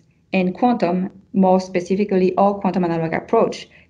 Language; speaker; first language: English; non-native, fluent; French